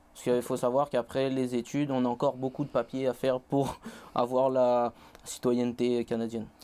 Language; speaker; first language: French; native; French